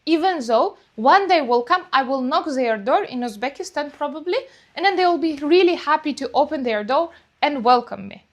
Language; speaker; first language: English; non-native, fluent; Uzbek